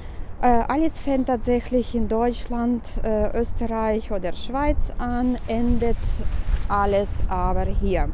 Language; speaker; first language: German; non-native, fluent; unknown